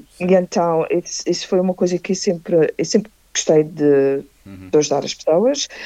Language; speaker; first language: Portuguese; early bilingual, heritage; Portuguese